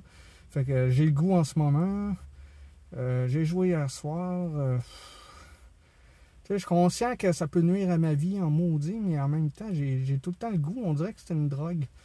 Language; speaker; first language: French; native; French